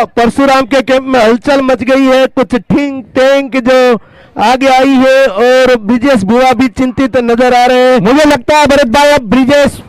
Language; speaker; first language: Hindi; non-native, local second language; Gujarati